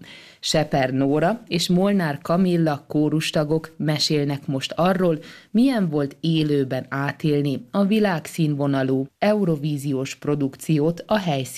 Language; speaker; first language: Hungarian; native; Hungarian